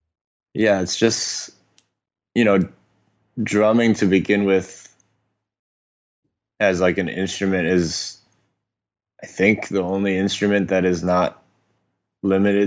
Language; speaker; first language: English; non-native, local second language; Cantonese